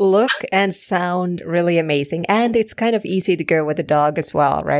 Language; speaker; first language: English; native; English